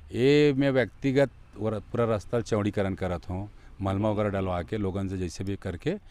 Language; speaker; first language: Hindi; native; Hindi